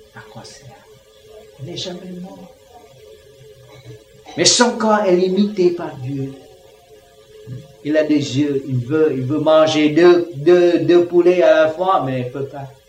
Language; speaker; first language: French; non-native, learner; Vietnamese